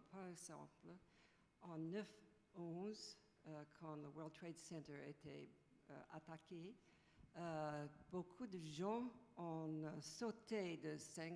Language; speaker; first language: French; non-native, fluent; English